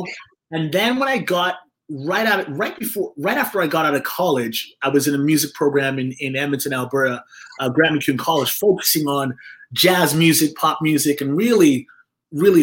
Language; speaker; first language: English; native; English